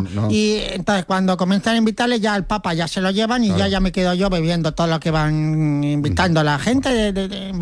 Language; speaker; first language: Spanish; native; Spanish